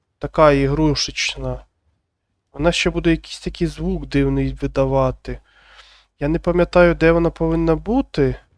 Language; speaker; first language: Ukrainian; non-native, local second language; Russian